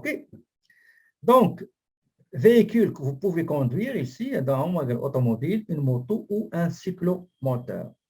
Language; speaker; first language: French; non-native, local second language; Arabic